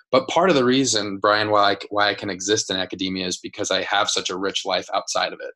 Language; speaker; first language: English; native; English